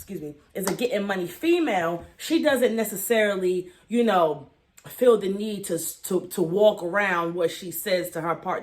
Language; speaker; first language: English; native; English